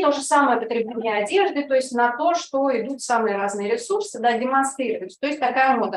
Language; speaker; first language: Russian; native; Russian